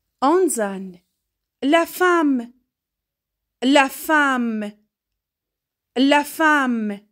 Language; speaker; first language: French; non-native, fluent; Persian